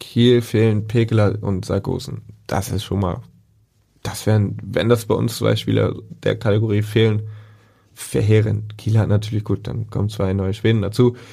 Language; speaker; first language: German; native; German